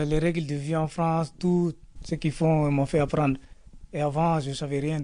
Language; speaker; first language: French; non-native, learner; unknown